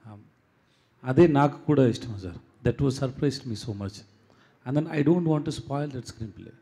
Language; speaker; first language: Telugu; non-native, learner; Tamil